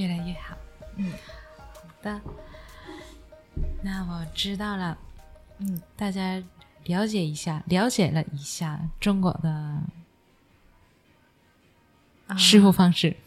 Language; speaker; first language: Chinese; non-native, learner; Japanese